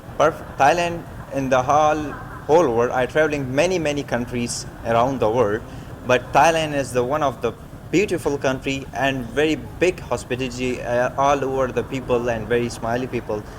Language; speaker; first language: English; non-native, learner; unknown